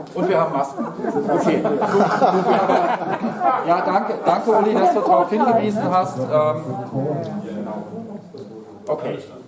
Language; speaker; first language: German; native; German